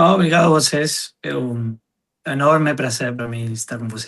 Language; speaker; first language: Portuguese; non-native, fluent; Spanish